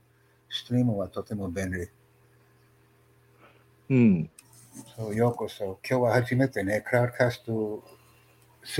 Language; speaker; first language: Japanese; non-native, learner; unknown